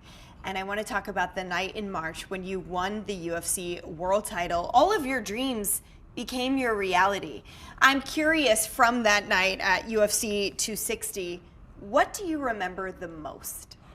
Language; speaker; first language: English; native; English